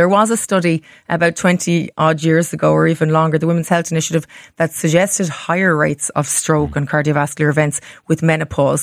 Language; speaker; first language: English; native; English